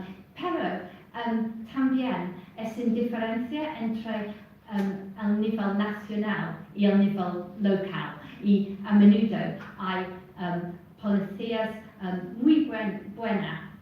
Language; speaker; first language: Spanish; non-native, fluent; English